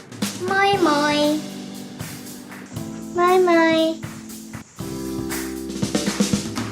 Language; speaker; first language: Finnish; non-native, learner; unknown